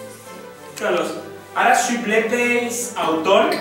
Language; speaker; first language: Greek; non-native, fluent; Spanish